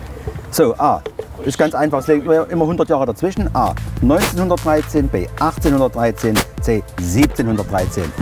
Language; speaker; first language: German; native; German